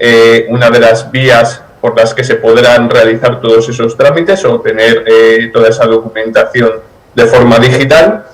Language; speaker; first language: Spanish; native; Spanish